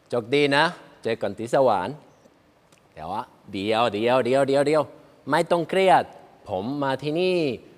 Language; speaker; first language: Thai; non-native, learner; Spanish